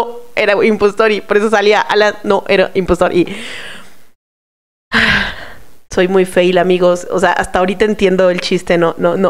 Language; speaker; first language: Spanish; native; Spanish